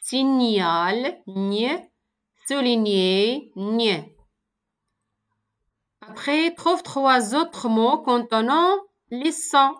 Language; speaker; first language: French; non-native, local second language; Arabic